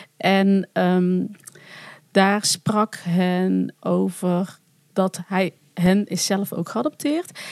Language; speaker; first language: Dutch; native; Dutch